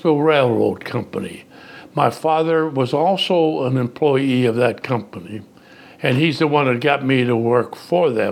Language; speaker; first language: English; early bilingual, other home language; Italian